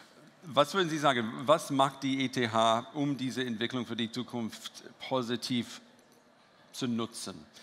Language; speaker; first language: German; non-native, fluent; English